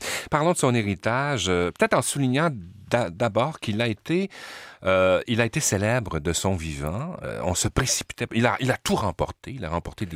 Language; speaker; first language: French; native; French